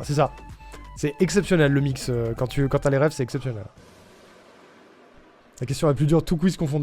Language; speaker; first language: French; native; French